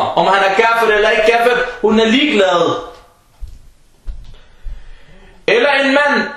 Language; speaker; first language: Danish; early bilingual, other home language; Arabic